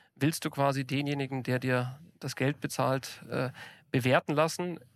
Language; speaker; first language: German; native; German